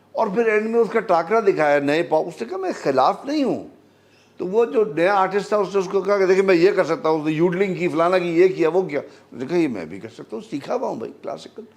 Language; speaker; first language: Urdu; native; Urdu